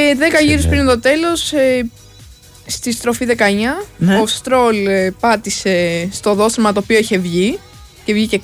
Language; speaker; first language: Greek; native; Greek